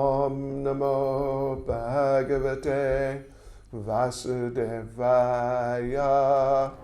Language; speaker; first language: Russian; non-native, learner; English